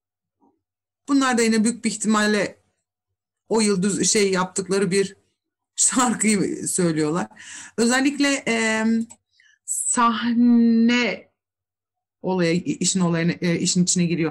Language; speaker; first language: Turkish; native; Turkish